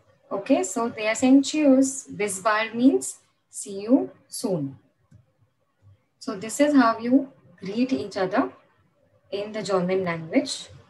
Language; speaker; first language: English; non-native, local second language; Marathi